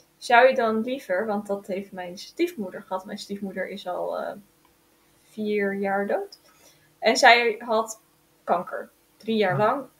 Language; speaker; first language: Dutch; native; Dutch